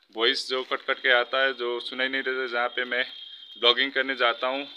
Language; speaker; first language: Hindi; non-native, local second language; Nepali